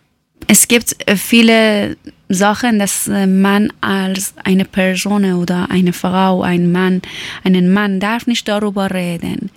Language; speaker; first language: German; non-native, learner; Persian